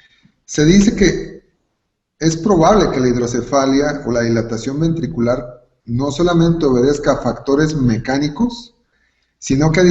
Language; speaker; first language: Spanish; native; Spanish